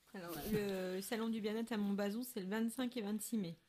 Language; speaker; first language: French; native; French